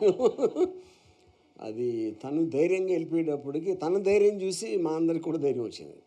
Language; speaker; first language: Telugu; native; Telugu